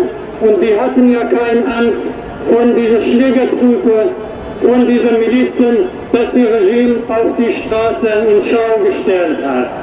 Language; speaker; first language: German; non-native, fluent; Persian